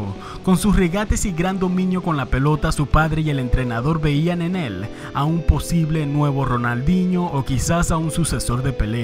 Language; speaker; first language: Spanish; native; Spanish